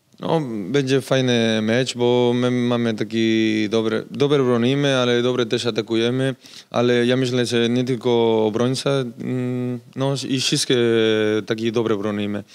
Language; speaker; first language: Polish; non-native, learner; Spanish